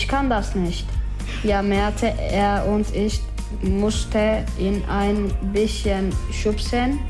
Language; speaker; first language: German; non-native, learner; Turkish